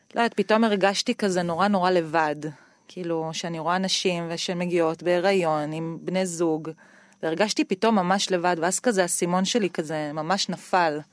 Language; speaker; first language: Hebrew; native; Hebrew